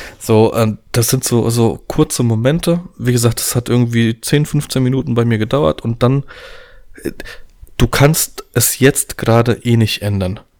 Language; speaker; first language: German; early bilingual, other home language; Polish